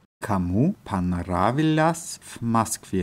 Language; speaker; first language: Russian; non-native, learner; German